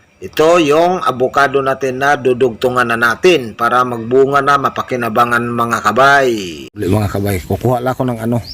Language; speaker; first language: Filipino; non-native, local second language; Cebuano